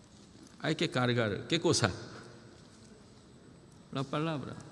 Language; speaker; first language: Spanish; non-native, learner; Korean